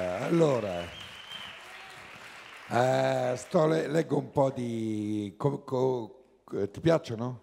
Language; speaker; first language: Italian; native; Italian